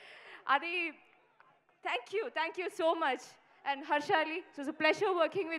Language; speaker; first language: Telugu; non-native, local second language; Malayalam